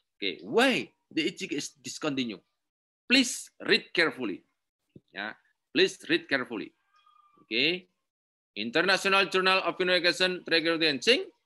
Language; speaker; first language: English; non-native, learner; Indonesian